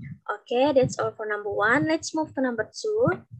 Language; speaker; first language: English; non-native, learner; Indonesian